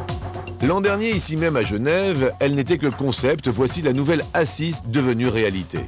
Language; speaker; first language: French; native; French